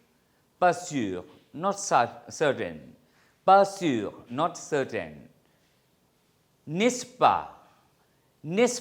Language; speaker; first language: French; non-native, fluent; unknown